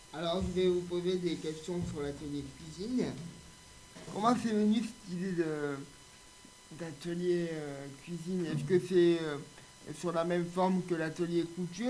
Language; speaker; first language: French; native; French